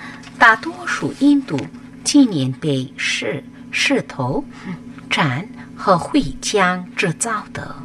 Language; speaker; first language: Chinese; non-native, learner; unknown